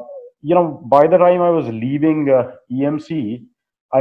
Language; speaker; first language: English; non-native, local second language; Hindi